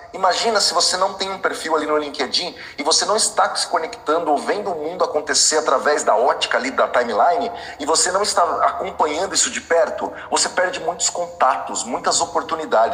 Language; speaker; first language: Portuguese; native; Portuguese